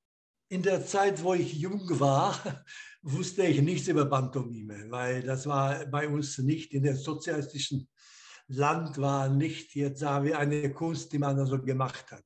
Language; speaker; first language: German; non-native, fluent; Slovak